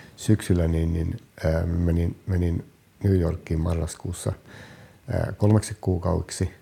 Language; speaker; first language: Finnish; native; Finnish